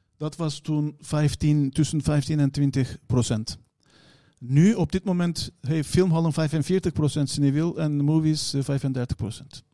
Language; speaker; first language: Dutch; non-native, fluent; Turkish